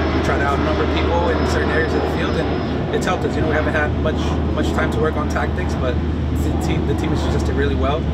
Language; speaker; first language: English; early bilingual, other home language; Spanish